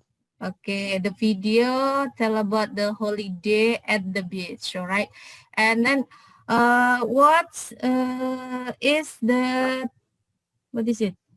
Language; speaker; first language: English; non-native, fluent; Indonesian